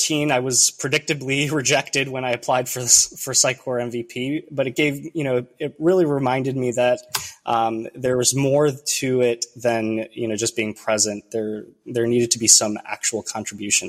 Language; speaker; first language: English; early bilingual, other home language; Romanian